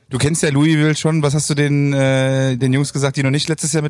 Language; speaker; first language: German; native; German